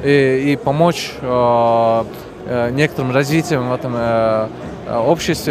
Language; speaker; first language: Russian; non-native, fluent; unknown